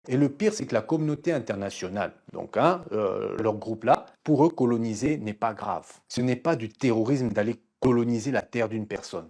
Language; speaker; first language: French; non-native, local second language; Lingala